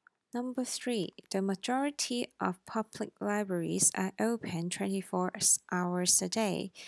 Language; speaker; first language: English; non-native, local second language; Cantonese